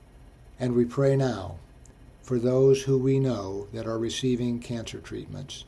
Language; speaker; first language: English; native; English